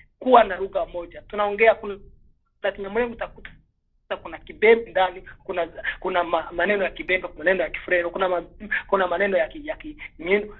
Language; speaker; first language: Swahili; non-native, local second language; Kinyarwanda